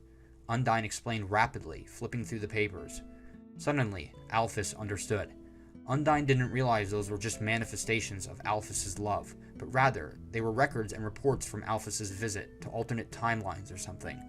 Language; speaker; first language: English; native; English